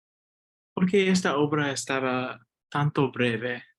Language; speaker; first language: Spanish; non-native, learner; English